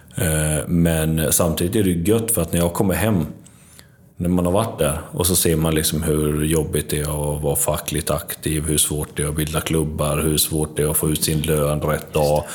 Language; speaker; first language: Swedish; early bilingual, other home language; Albanian